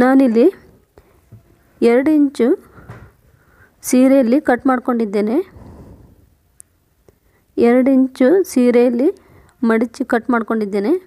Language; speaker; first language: Kannada; native; Kannada